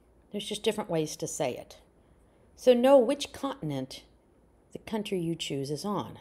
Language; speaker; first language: English; native; English